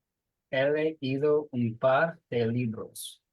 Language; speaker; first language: Spanish; non-native, learner; English